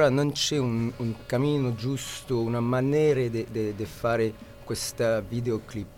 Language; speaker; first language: Italian; non-native, learner; French